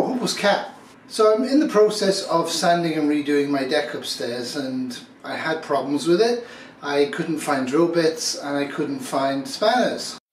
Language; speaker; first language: English; native; English